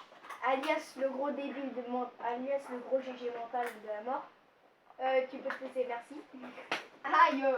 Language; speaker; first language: French; native; French